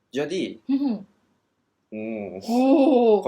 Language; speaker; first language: Indonesian; non-native, learner; Japanese